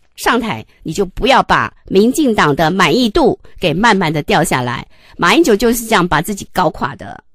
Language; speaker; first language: Chinese; native; Chinese